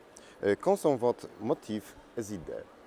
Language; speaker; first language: French; non-native, learner; Polish